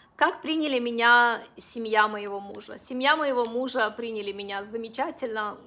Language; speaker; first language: Russian; non-native, local second language; Uzbek